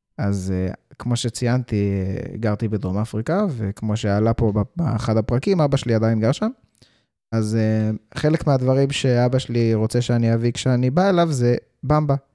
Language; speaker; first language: Hebrew; early bilingual, heritage; Hebrew